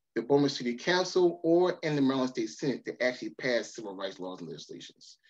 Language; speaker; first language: English; native; English